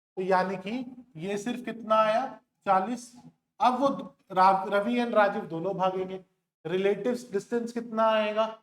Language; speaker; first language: Hindi; native; Hindi